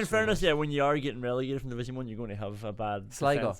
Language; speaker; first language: English; native; English